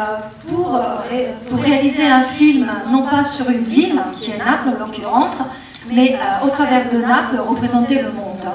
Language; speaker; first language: French; native; French